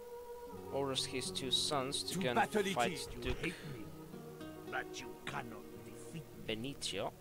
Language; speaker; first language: English; native; English